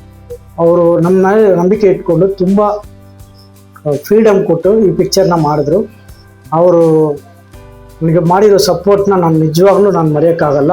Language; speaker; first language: Kannada; non-native, local second language; Tamil